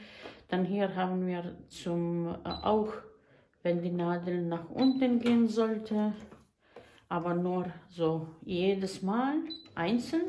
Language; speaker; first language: German; non-native, fluent; Bosnian